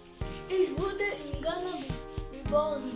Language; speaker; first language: German; non-native, learner; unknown